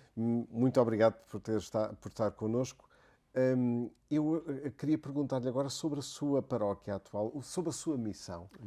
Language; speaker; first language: Portuguese; native; Portuguese